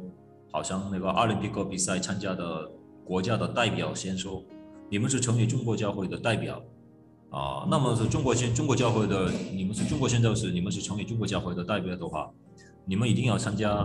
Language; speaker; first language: Chinese; non-native, fluent; Korean